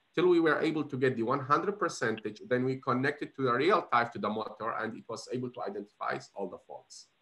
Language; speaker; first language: English; non-native, fluent; Arabic